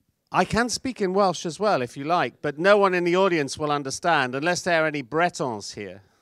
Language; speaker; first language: English; native; English